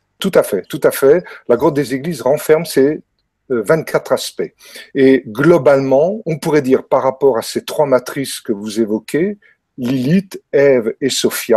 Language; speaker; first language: French; native; French